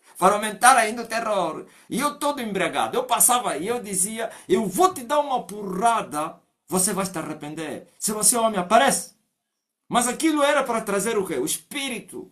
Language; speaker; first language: Portuguese; non-native, local second language; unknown